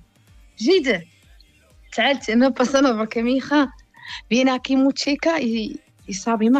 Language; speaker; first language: Spanish; non-native, learner; Arabic